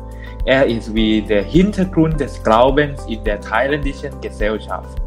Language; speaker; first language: German; non-native, learner; Thai